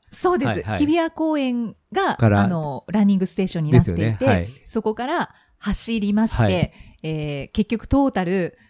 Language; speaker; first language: Japanese; native; Japanese